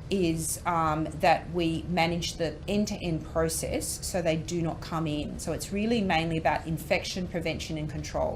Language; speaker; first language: English; native; English